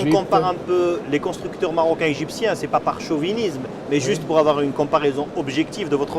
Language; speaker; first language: French; non-native, local second language; Arabic